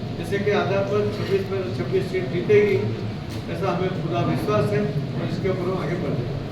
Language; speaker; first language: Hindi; non-native, local second language; Gujarati